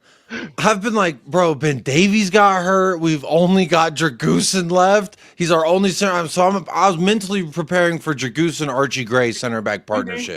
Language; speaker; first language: English; native; English